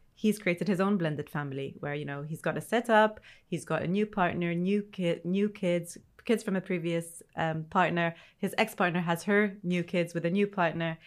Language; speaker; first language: English; non-native, fluent; Arabic